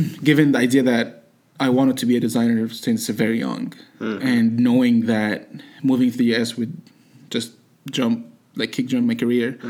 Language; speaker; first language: English; non-native, fluent; Arabic